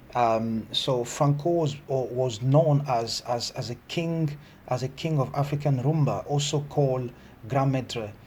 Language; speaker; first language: English; non-native, fluent; Lingala